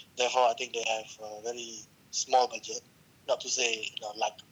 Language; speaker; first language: English; non-native, local second language; Malay